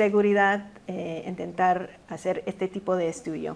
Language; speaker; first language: Spanish; early bilingual, heritage; Spanish